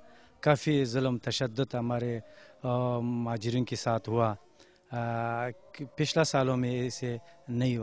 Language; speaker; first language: Hindi; non-native, fluent; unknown